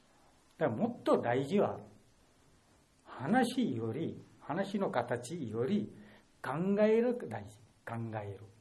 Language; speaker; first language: Japanese; non-native, learner; Bangla